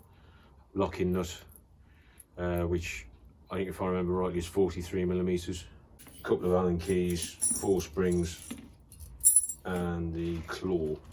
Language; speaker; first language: English; native; English